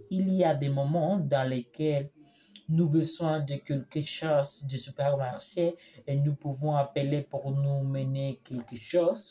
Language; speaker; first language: French; non-native, learner; Spanish